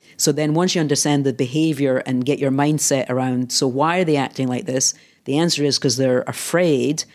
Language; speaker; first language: English; native; English